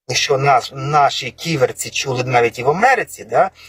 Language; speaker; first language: Ukrainian; native; Ukrainian